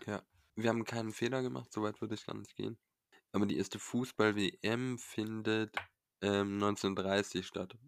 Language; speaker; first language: German; native; German